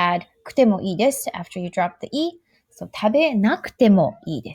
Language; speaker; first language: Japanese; non-native, fluent; English